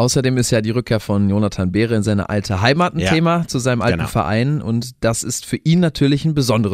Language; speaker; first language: German; native; German